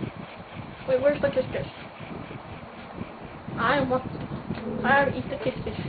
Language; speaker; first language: English; native; English